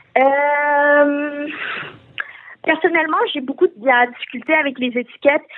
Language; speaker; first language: French; early bilingual, other home language; Tamil